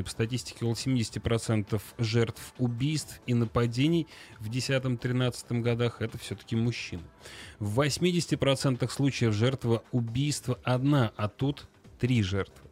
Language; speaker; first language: Russian; native; Russian